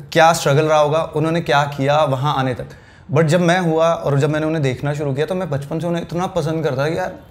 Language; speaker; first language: Hindi; native; Hindi